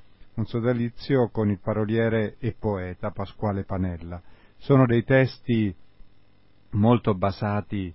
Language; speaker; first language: Italian; native; Italian